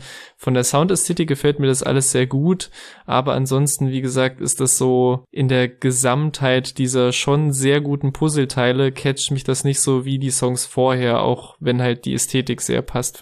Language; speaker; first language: German; native; German